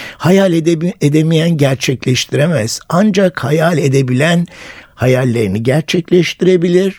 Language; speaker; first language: Turkish; native; Turkish